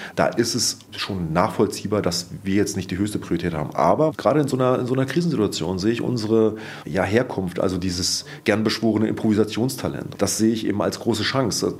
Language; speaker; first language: German; native; German